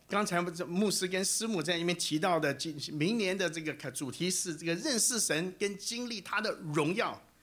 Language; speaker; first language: Chinese; native; Chinese